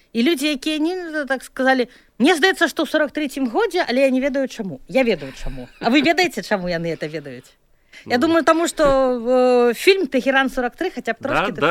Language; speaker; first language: Belarusian; native; Belarusian